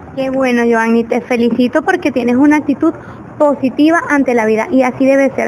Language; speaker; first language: Spanish; native; Spanish